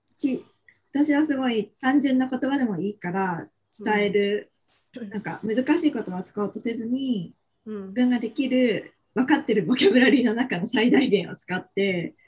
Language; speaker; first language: Japanese; native; Japanese